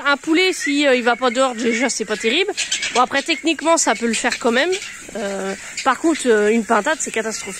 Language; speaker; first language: French; native; French